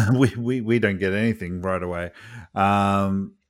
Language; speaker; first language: English; native; English